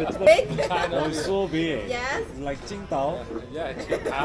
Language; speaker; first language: English; non-native, learner; Korean